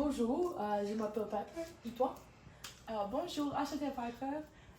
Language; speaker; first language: French; non-native, learner; English